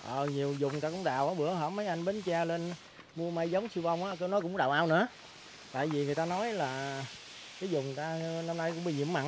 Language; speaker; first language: Vietnamese; native; Vietnamese